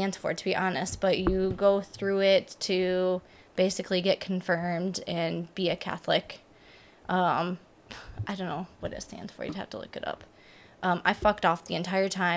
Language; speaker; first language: English; native; English